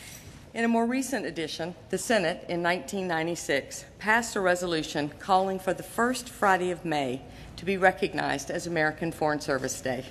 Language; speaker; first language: English; native; English